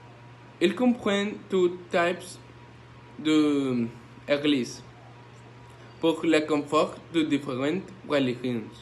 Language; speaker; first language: French; non-native, learner; Spanish